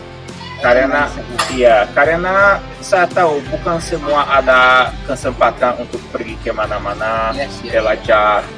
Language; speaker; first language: Indonesian; non-native, fluent; Portuguese